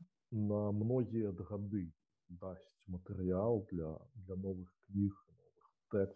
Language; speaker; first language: Polish; non-native, learner; Belarusian